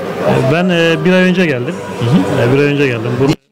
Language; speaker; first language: Turkish; native; Turkish